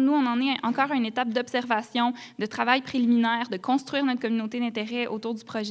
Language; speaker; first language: French; native; French